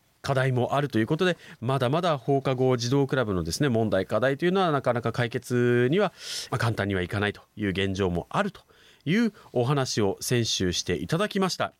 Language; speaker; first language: Japanese; native; Japanese